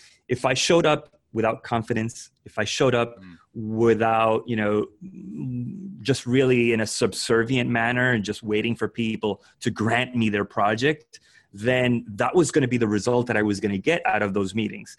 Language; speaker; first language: English; early bilingual, other home language; Spanish